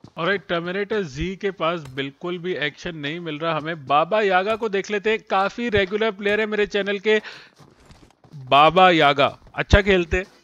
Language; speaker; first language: Urdu; native; Urdu